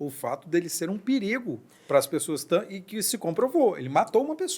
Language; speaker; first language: Portuguese; native; Portuguese